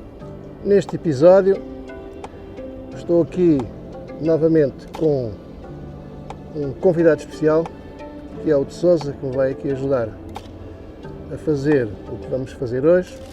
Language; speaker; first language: Portuguese; native; Portuguese